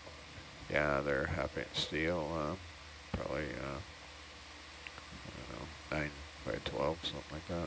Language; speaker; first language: English; native; English